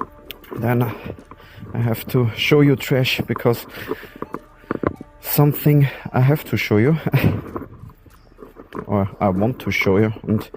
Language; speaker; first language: English; non-native, learner; German